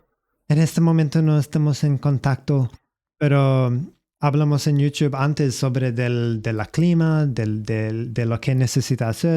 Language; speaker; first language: Spanish; non-native, learner; English